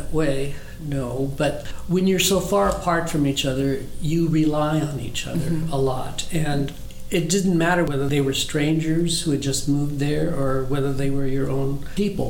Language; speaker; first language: English; early bilingual, other home language; German